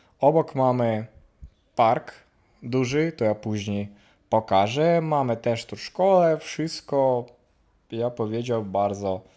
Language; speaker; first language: Polish; non-native, learner; Ukrainian